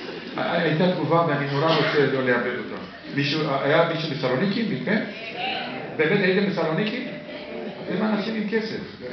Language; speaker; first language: Hebrew; non-native, fluent; Romanian